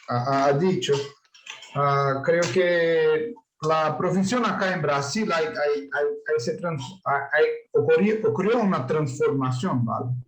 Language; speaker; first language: Spanish; non-native, learner; Portuguese